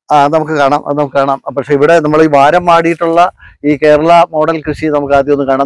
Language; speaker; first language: Malayalam; native; Malayalam